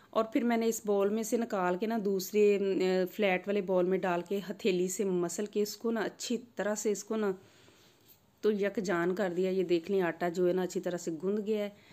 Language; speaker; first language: Urdu; non-native, local second language; Punjabi